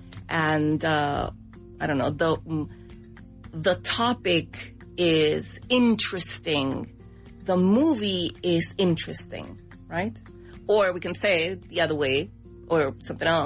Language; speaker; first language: English; non-native, fluent; Spanish